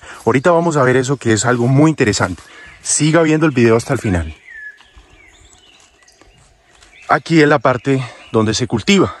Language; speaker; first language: Spanish; native; Spanish